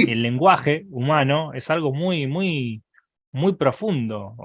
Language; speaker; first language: Spanish; native; Spanish